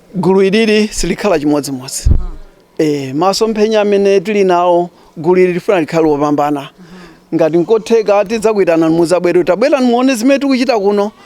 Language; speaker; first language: Nyanja; native; Nyanja